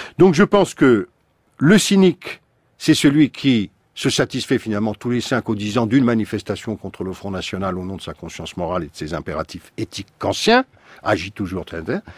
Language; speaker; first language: French; native; French